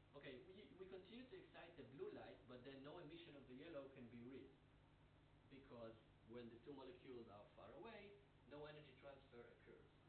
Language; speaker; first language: English; non-native, fluent; Hebrew